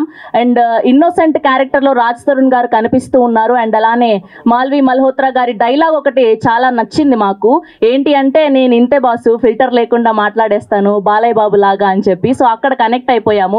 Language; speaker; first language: Telugu; native; Telugu